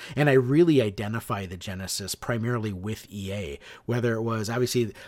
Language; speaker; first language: English; native; English